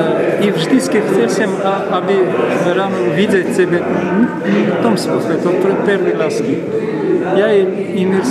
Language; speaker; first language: Czech; non-native, learner; Armenian